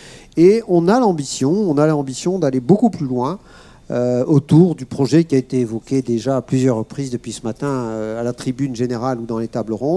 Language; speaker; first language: French; native; French